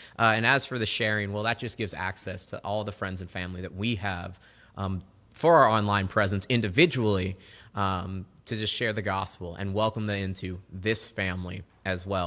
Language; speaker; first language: English; native; English